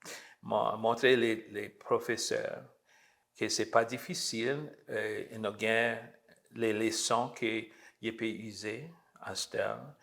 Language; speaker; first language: French; early bilingual, heritage; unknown